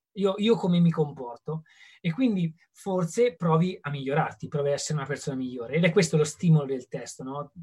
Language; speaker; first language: Italian; native; Italian